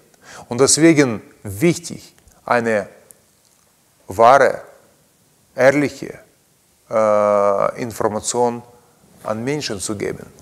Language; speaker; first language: German; non-native, learner; Russian